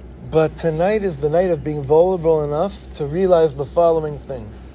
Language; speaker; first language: English; native; English